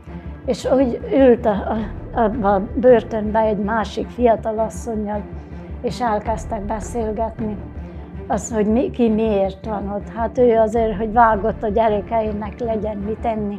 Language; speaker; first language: Hungarian; native; Hungarian